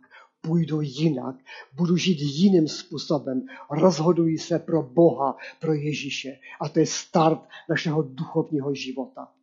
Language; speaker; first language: Czech; non-native, local second language; Polish